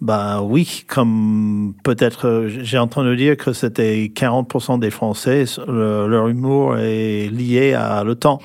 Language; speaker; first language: French; non-native, fluent; English